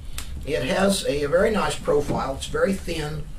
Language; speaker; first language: English; native; English